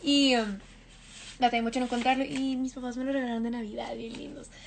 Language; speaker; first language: Spanish; early bilingual, heritage; Spanish